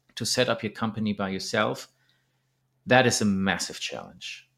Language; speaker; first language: English; non-native, fluent; German